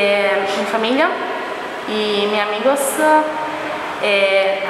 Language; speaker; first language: Spanish; non-native, learner; Italian